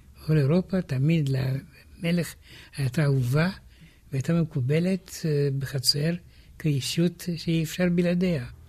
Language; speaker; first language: Hebrew; non-native, fluent; Romanian